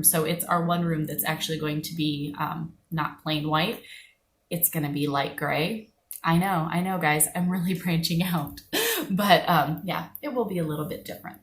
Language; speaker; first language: English; native; English